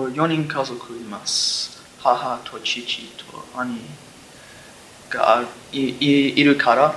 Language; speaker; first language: Japanese; non-native, learner; English